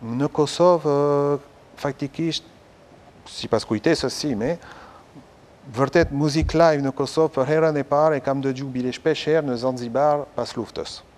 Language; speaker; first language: Albanian; non-native, fluent; French